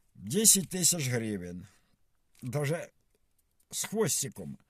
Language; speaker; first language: Russian; non-native, local second language; Ukrainian